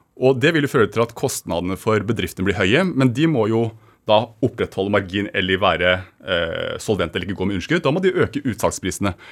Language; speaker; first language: Norwegian; early bilingual, other home language; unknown